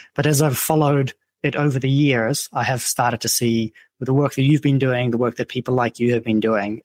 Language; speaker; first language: English; non-native, fluent; Dutch